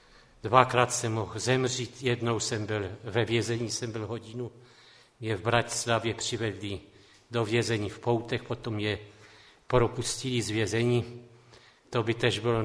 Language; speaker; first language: Czech; non-native, local second language; Polish